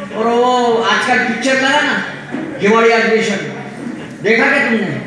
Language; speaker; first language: Hindi; non-native, local second language; Marathi